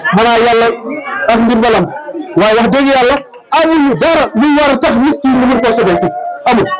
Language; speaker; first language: Wolof; non-native, local second language; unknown